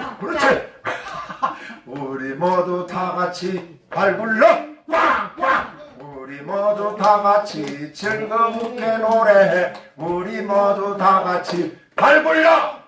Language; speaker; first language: Korean; native; Korean